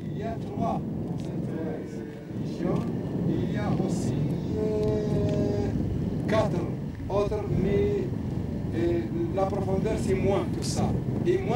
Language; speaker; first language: French; non-native, local second language; Arabic